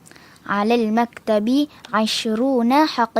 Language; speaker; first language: Arabic; non-native, learner; Malay